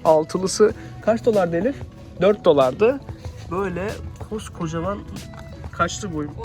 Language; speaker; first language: Turkish; native; Turkish